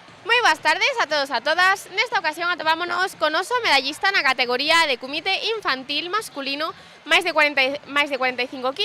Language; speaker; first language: Galician; native; Galician